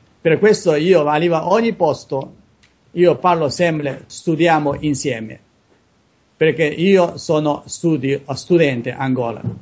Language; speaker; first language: Italian; non-native, learner; Chinese